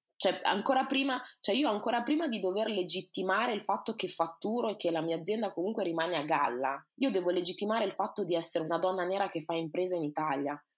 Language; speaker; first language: Italian; early bilingual, other home language; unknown